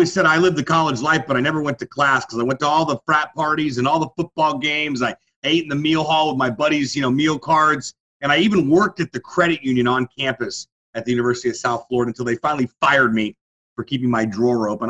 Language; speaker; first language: English; native; English